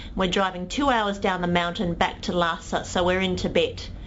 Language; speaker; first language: English; native; English